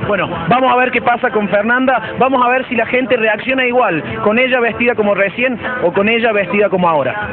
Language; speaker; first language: Spanish; native; Spanish